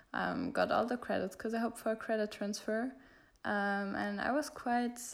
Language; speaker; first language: English; non-native, fluent; German